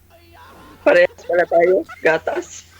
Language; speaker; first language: Filipino; non-native, local second language; Cebuano